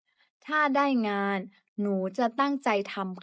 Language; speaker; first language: Thai; non-native, fluent; Burmese